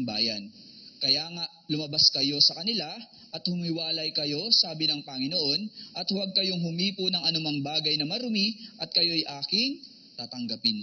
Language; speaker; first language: Filipino; native; Filipino